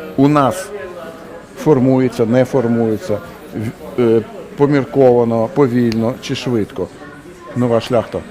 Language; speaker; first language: Ukrainian; non-native, local second language; Russian